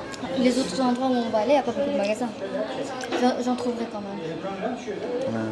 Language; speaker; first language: French; early bilingual, heritage; Turkish